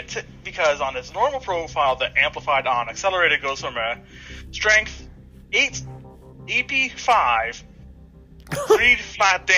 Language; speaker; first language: English; native; English